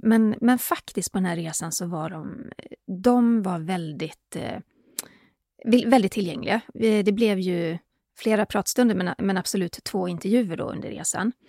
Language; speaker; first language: Swedish; native; Swedish